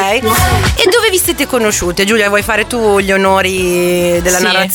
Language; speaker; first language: Italian; native; Italian